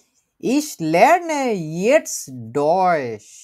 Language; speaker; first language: German; non-native, learner; Bangla